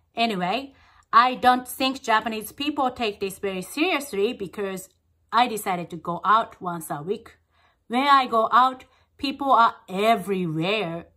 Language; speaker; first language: English; non-native, fluent; Japanese